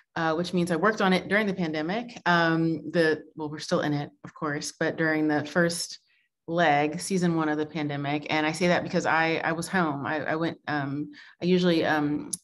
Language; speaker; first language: English; native; English